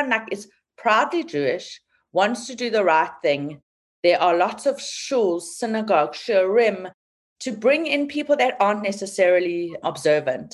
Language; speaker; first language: English; native; English